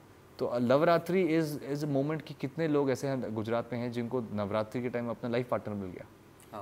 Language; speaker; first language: Hindi; native; Hindi